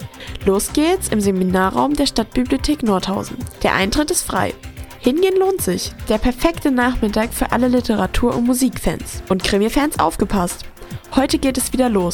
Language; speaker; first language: German; native; German